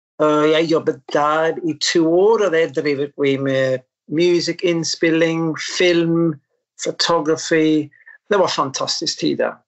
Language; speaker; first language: Norwegian; non-native, fluent; English